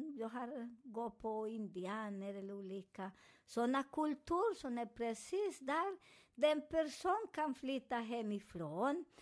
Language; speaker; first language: Swedish; non-native, fluent; Spanish